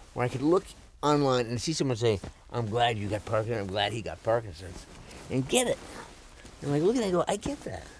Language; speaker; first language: English; native; English